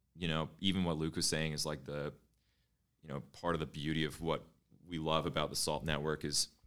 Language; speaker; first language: English; native; English